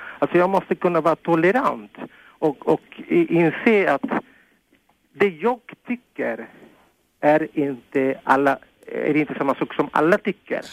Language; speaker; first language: Swedish; non-native, fluent; Spanish